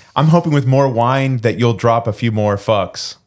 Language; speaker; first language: English; early bilingual, other home language; Spanish